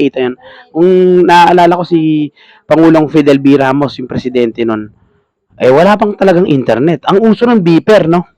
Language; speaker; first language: Filipino; native; Filipino